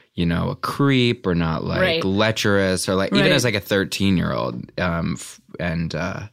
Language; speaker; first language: English; native; English